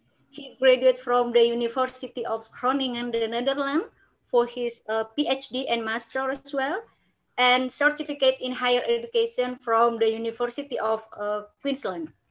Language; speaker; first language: English; non-native, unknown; Indonesian